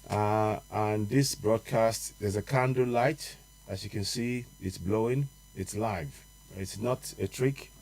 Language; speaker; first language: English; non-native, local second language; Yoruba